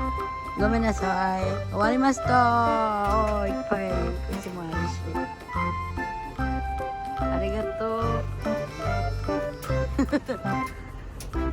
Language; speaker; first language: Japanese; non-native, learner; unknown